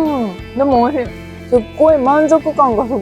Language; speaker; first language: Japanese; native; Japanese